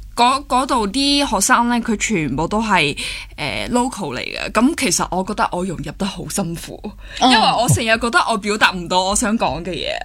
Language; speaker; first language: Cantonese; non-native, fluent; Chinese